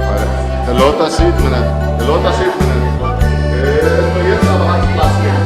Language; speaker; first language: German; early bilingual, heritage; Portuguese